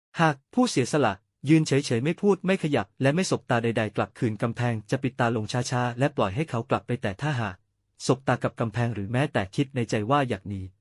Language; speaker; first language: Thai; native; Thai